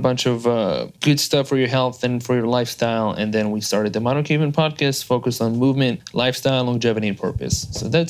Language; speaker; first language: English; non-native, fluent; Hebrew